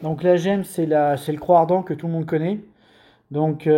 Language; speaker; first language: French; native; French